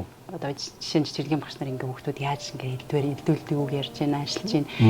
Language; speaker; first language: Mongolian; native; Mongolian